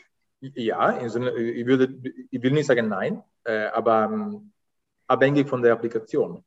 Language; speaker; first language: German; non-native, fluent; Italian